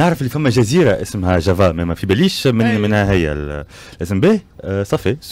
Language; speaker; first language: Arabic; native; Arabic